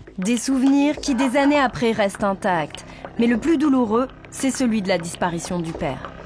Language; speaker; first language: French; native; French